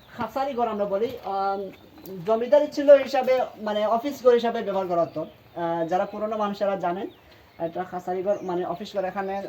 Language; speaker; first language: Bangla; non-native, local second language; Sylheti